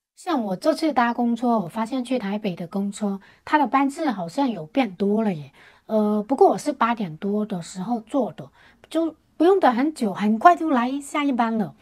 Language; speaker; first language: Chinese; native; Chinese